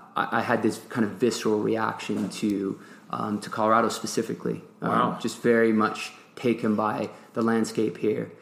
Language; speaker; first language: English; early bilingual, other home language; French